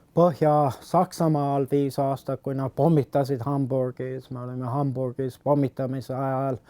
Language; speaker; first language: Estonian; early bilingual, heritage; Estonian